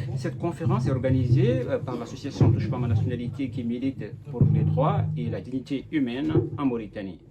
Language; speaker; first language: French; non-native, local second language; Fula